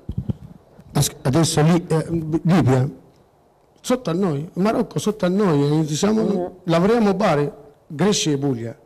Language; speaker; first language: Italian; non-native, learner; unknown